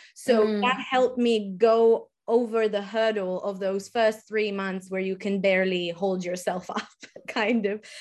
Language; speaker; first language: English; non-native, fluent; Italian